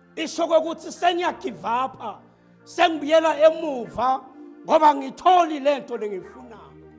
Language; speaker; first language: Zulu; non-native, local second language; Swati